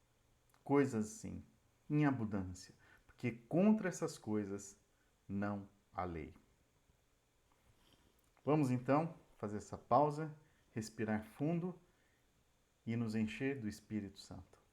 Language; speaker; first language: Portuguese; native; Portuguese